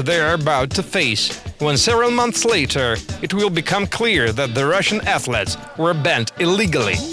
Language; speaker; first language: English; non-native, fluent; Russian